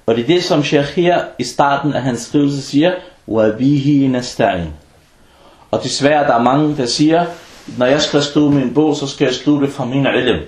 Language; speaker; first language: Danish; non-native, fluent; Arabic